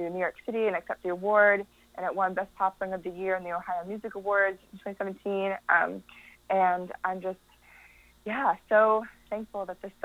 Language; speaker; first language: English; native; English